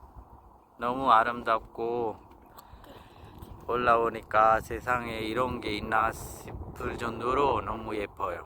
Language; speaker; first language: Korean; non-native, fluent; Sinhala